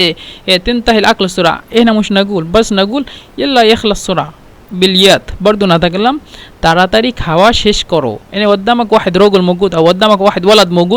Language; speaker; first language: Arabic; non-native, fluent; Bangla